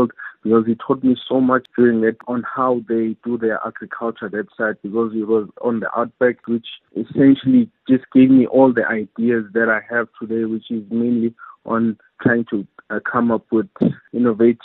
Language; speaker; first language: English; non-native, local second language; Zulu